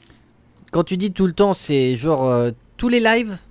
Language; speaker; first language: French; native; French